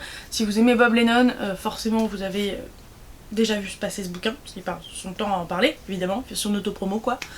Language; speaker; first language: French; native; French